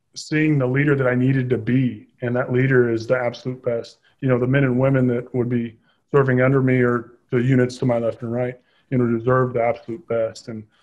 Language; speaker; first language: English; native; English